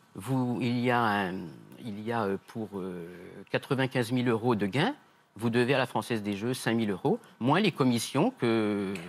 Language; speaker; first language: French; native; French